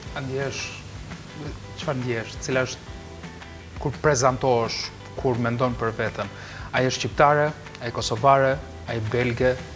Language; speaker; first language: Albanian; native; Albanian